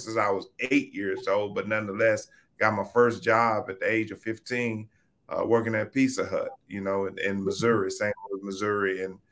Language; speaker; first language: English; native; English